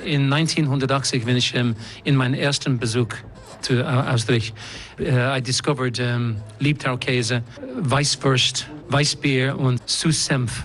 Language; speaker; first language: German; non-native, learner; English